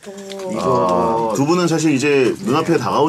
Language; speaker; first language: Korean; native; Korean